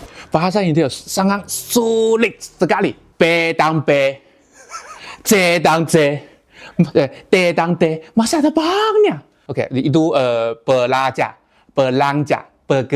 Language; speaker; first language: Indonesian; non-native, learner; Chinese